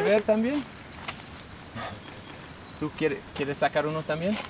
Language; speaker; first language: Spanish; non-native, learner; English